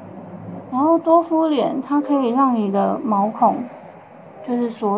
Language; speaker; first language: Chinese; native; Chinese